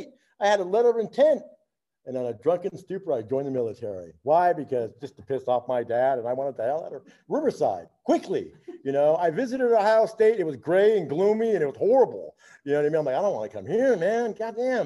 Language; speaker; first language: English; native; English